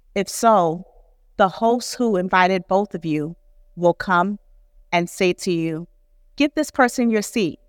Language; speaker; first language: English; native; English